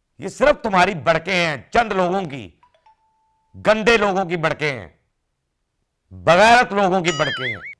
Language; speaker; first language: Urdu; non-native, local second language; Punjabi